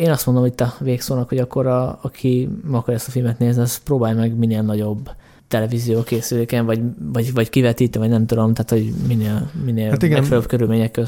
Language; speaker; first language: Hungarian; native; Hungarian